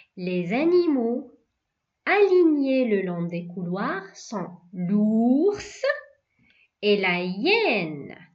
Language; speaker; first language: French; non-native, local second language; Arabic